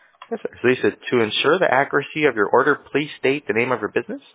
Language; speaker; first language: English; early bilingual, other home language; Spanish